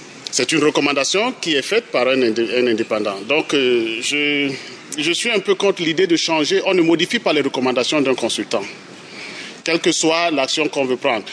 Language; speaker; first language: French; native; French